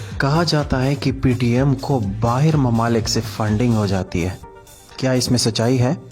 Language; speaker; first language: Urdu; non-native, local second language; Pashto